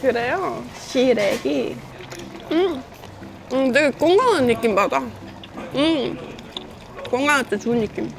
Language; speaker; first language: Korean; non-native, fluent; Estonian